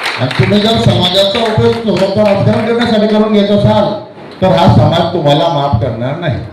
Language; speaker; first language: Marathi; non-native, local second language; Haryanvi